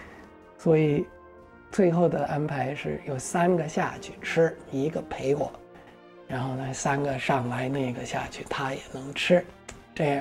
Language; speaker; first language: Chinese; non-native, fluent; English